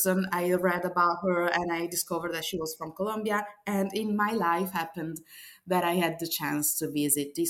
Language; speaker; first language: English; non-native, fluent; Italian